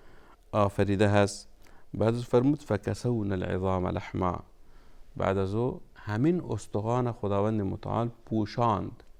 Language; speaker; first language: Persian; native; Persian